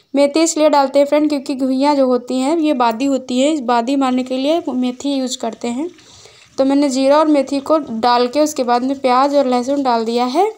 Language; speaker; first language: Hindi; native; Hindi